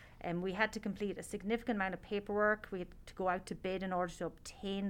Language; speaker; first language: English; native; English